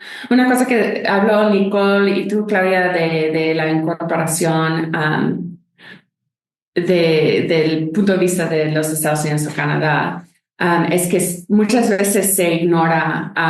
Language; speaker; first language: Spanish; non-native, fluent; English